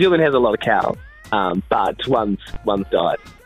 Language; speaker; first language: English; native; English